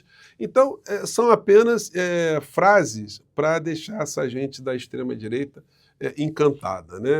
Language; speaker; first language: Portuguese; native; Portuguese